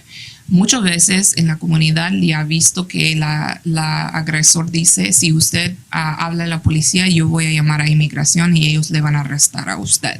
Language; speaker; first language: Spanish; early bilingual, heritage; English